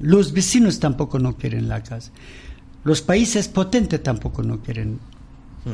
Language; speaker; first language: Spanish; non-native, learner; Persian